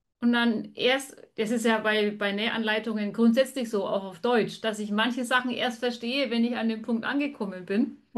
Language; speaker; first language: German; native; German